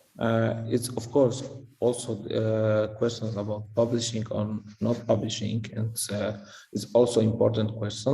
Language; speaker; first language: English; non-native, fluent; Polish